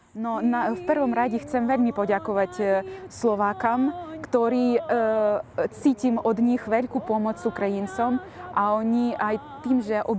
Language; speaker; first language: Slovak; non-native, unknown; Ukrainian